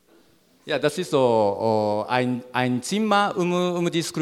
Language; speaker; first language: German; non-native, learner; Japanese